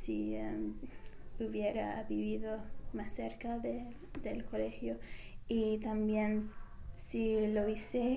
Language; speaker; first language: Spanish; non-native, fluent; English